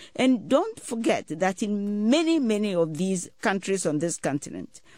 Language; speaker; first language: English; non-native, local second language; Ewe